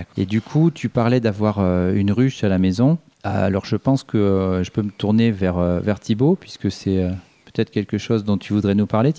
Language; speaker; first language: French; native; French